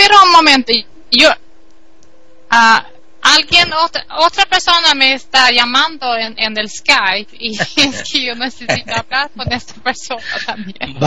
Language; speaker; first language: Spanish; non-native, learner; Swedish